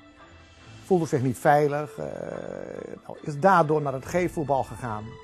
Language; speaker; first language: Dutch; native; Dutch